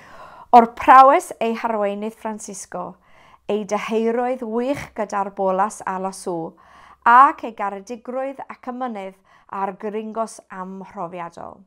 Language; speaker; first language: Welsh; non-native, fluent; English